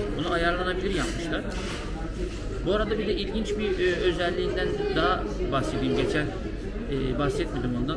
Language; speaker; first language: Turkish; native; Turkish